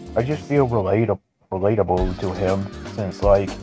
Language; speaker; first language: English; native; English